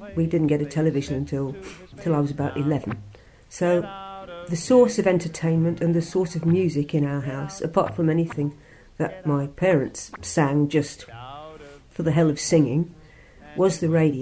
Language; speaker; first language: English; native; English